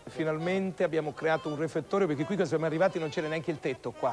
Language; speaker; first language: Italian; native; Italian